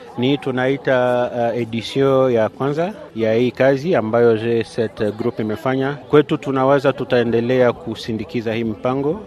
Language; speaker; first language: Swahili; native; Swahili